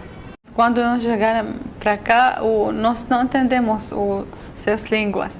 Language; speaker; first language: Portuguese; non-native, learner; Arabic